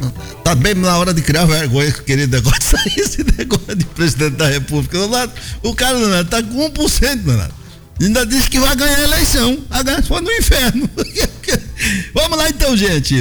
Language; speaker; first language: Portuguese; native; Portuguese